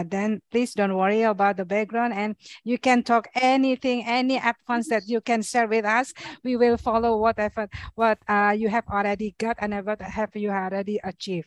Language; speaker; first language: English; non-native, learner; Indonesian